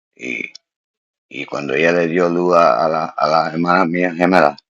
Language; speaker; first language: Spanish; early bilingual, heritage; Spanish